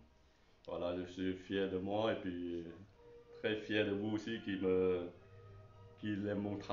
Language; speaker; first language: French; non-native, learner; Chinese